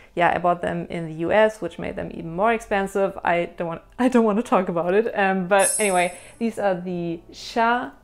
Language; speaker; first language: English; non-native, fluent; German